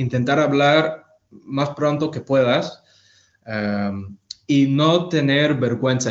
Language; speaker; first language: Spanish; non-native, fluent; English